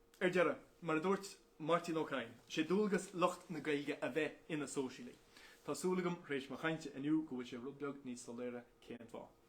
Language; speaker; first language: Irish; non-native, local second language; English